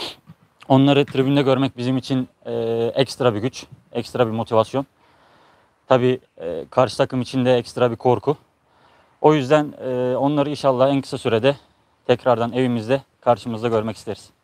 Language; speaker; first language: Turkish; native; Turkish